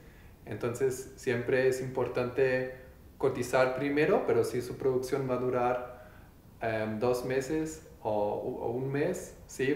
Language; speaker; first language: Spanish; non-native, learner; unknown